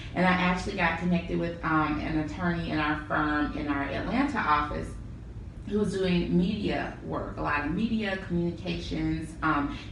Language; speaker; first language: English; native; English